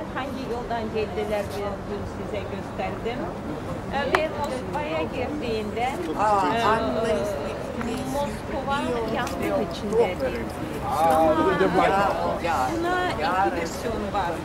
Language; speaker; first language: Turkish; non-native, fluent; Russian